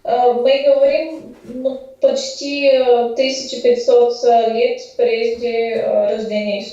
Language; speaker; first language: Russian; non-native, fluent; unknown